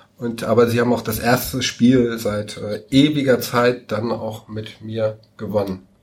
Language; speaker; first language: German; native; German